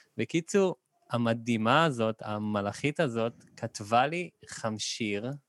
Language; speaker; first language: Hebrew; native; Hebrew